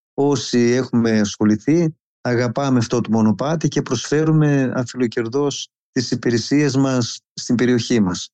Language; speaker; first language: Greek; native; Greek